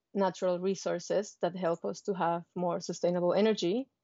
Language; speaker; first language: English; non-native, fluent; Spanish